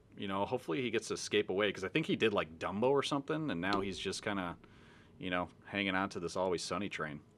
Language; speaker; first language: English; native; English